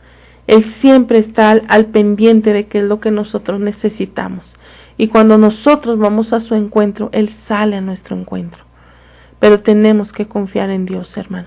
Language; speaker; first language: Spanish; native; Spanish